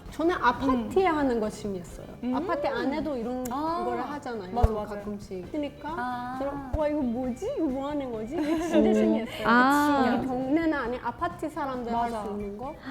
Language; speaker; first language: Korean; non-native, learner; Persian